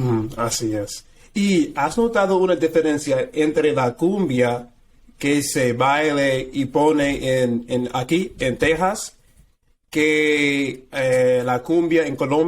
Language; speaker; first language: Spanish; non-native, fluent; English